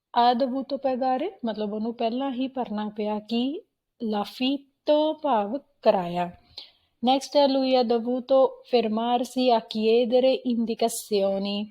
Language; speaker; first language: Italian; non-native, fluent; Punjabi